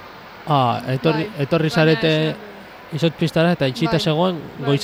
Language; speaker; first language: Basque; native; Basque